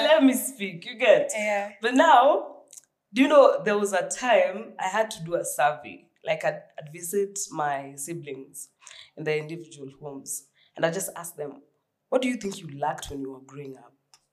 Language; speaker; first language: English; non-native, local second language; Swahili